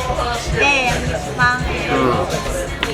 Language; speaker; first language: Japanese; native; Japanese